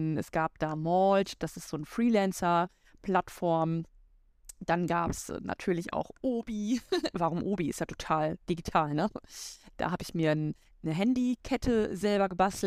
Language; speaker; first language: German; native; German